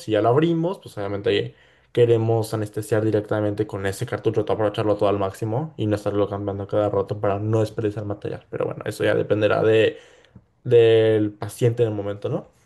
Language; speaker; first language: Spanish; native; Spanish